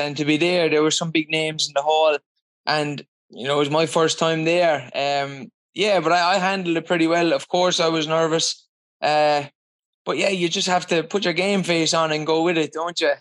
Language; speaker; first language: English; native; English